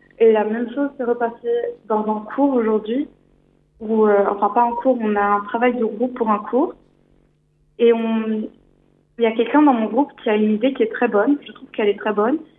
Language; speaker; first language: French; native; French